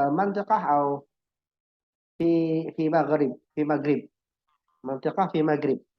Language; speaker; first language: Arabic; non-native, fluent; Indonesian